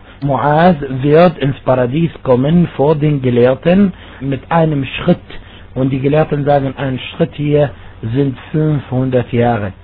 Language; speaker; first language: German; non-native, fluent; Arabic